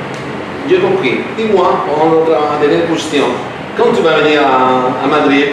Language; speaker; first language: French; non-native, learner; Spanish